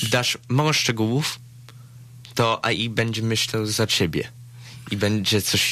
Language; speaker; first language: Polish; early bilingual, heritage; Polish